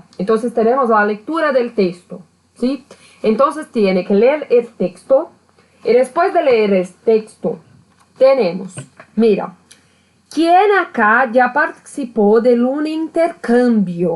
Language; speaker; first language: Spanish; non-native, learner; Portuguese